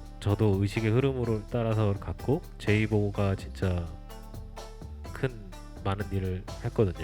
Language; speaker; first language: Korean; native; Korean